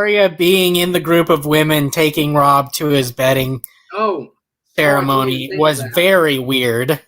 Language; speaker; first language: English; native; English